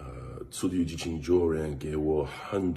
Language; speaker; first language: Chinese; non-native, learner; English